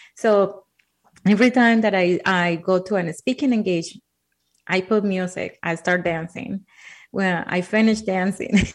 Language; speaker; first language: English; non-native, fluent; Spanish